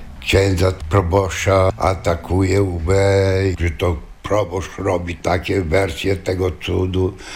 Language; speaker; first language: Polish; native; Polish